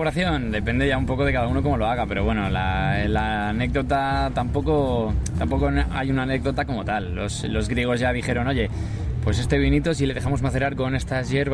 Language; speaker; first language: Spanish; native; Spanish